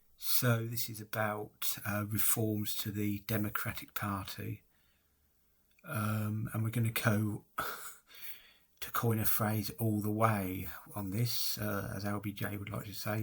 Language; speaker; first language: English; native; English